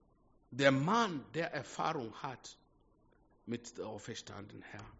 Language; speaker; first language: German; non-native, fluent; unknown